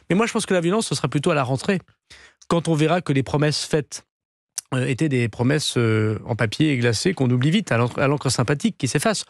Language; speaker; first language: French; native; French